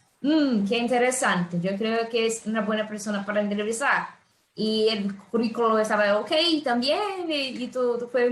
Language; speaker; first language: Spanish; non-native, fluent; Portuguese